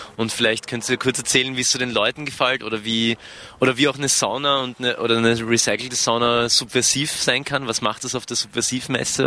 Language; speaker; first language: German; native; German